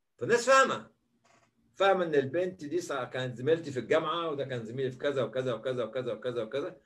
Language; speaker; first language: Arabic; native; Arabic